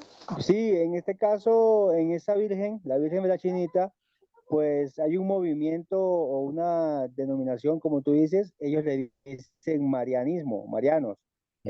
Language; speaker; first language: Spanish; native; Spanish